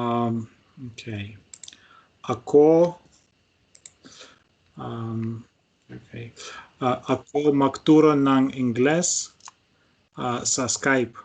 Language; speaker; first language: Filipino; non-native, learner; Russian